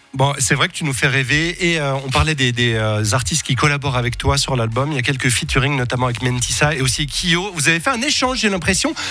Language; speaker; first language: French; native; French